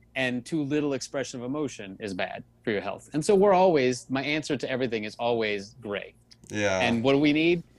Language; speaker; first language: English; native; English